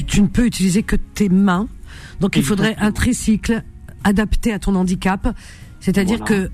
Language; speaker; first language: French; native; French